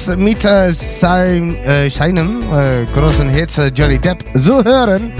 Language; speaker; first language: German; non-native, learner; Dutch